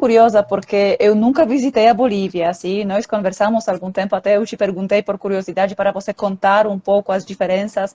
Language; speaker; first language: Portuguese; non-native, fluent; Polish